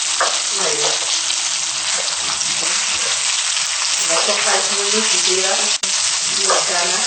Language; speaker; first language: Spanish; native; Spanish